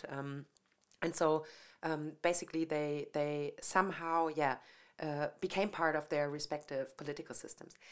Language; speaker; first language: English; non-native, fluent; German